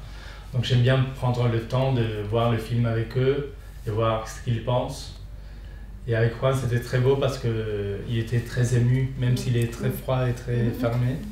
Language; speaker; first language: French; non-native, fluent; Spanish